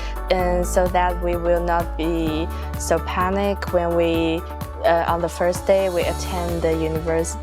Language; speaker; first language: English; non-native, fluent; Chinese